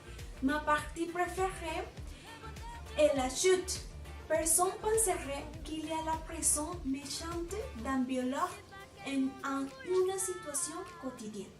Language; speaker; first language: French; non-native, fluent; Spanish